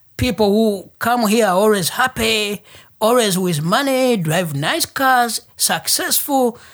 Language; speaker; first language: English; non-native, local second language; Ganda